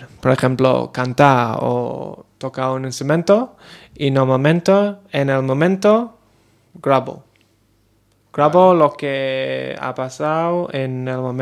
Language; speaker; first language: Spanish; non-native, learner; English